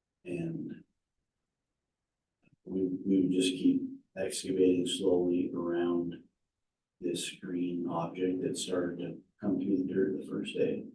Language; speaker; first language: English; native; English